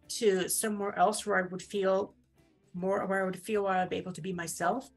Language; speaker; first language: English; native; English